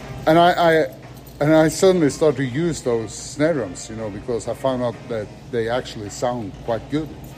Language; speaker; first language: English; non-native, fluent; Norwegian